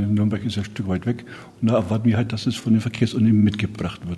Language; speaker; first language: German; native; German